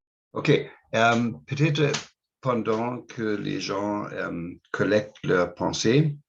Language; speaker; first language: French; non-native, fluent; English